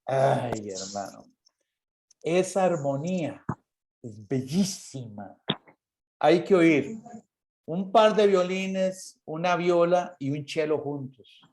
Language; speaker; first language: Spanish; native; Spanish